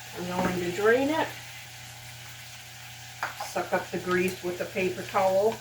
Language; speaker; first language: English; native; English